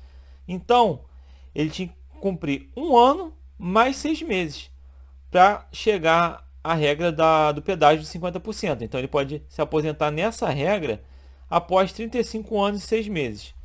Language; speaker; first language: Portuguese; native; Portuguese